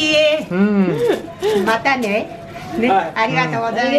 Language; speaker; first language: Japanese; native; Japanese